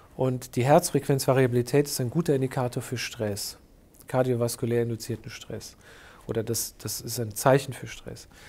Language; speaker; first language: German; native; German